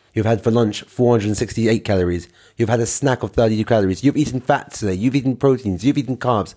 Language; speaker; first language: English; native; English